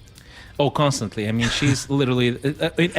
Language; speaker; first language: English; non-native, fluent; Spanish